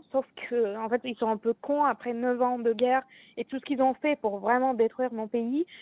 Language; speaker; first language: French; non-native, fluent; Arabic